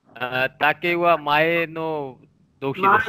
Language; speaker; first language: Japanese; non-native, learner; Bangla